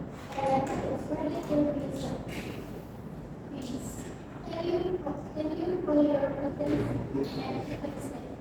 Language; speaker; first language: English; non-native, learner; Indonesian